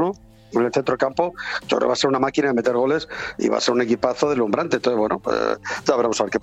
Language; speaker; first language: Spanish; native; Spanish